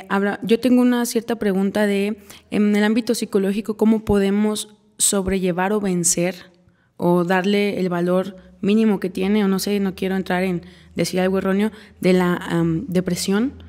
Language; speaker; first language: Spanish; native; Spanish